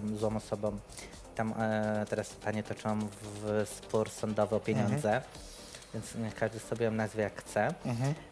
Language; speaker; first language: Polish; native; Polish